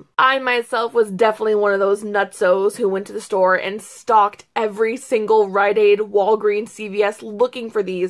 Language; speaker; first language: English; native; English